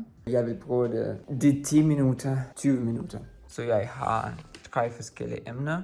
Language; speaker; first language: Danish; non-native, learner; Russian